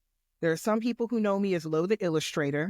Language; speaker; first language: English; native; English